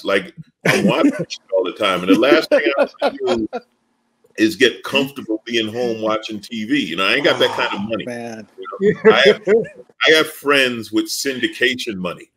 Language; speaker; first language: English; native; English